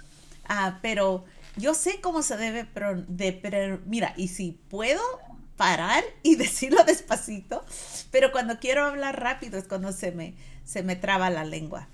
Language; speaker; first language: Spanish; native; Spanish